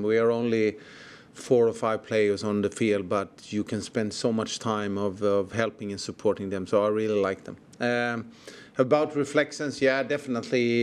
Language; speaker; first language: English; non-native, fluent; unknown